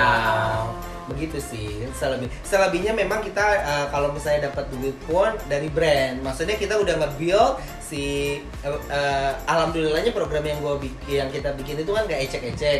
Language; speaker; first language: Indonesian; native; Indonesian